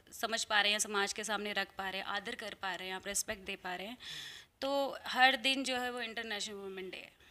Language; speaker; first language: Hindi; native; Hindi